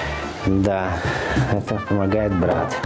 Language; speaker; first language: Russian; non-native, local second language; Romanian